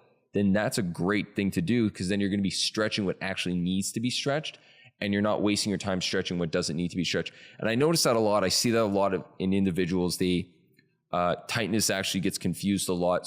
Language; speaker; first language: English; native; English